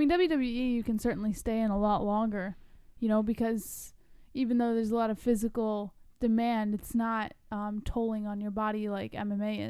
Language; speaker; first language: English; native; English